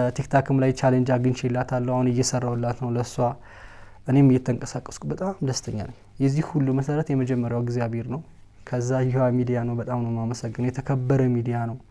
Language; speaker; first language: Amharic; native; Amharic